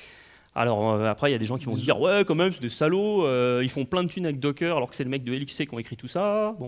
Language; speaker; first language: French; native; French